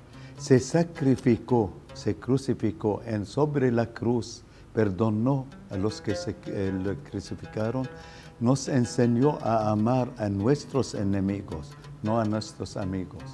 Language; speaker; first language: Spanish; non-native, fluent; Arabic